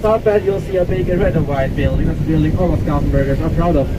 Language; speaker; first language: English; non-native, fluent; Swedish